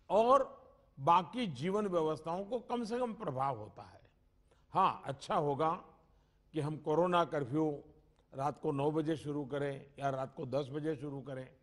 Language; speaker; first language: Hindi; non-native, local second language; Gujarati